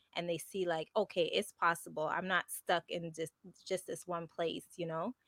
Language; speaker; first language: English; native; English